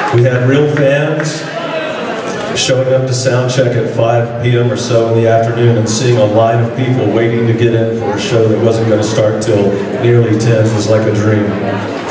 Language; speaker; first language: English; native; English